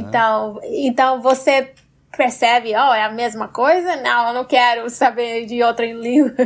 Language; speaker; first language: Portuguese; non-native, fluent; English